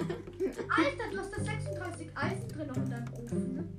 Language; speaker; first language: German; native; German